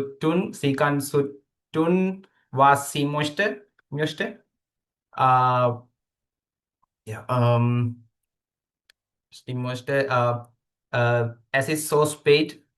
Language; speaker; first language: German; non-native, learner; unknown